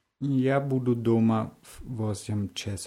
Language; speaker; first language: Russian; non-native, learner; German